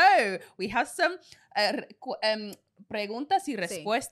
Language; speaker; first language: Spanish; non-native, learner; English